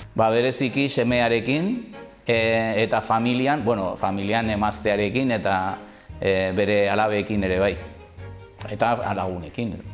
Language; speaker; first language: Basque; non-native, local second language; Spanish